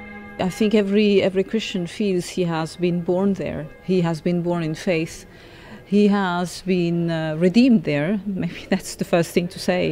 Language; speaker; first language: English; non-native, fluent; French